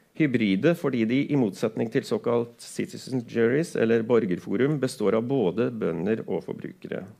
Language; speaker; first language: Norwegian; native; Norwegian